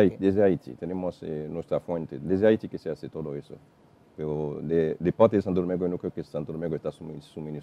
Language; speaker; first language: Spanish; non-native, fluent; Haitian Creole